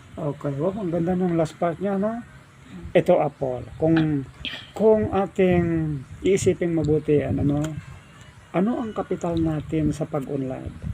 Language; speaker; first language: Filipino; non-native, local second language; Iloko